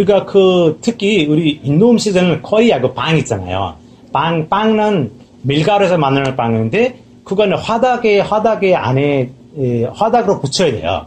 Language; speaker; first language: Korean; non-native, fluent; Nepali